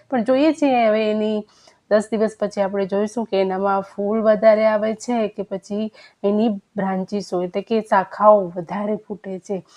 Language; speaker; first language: Gujarati; non-native, local second language; Kachhi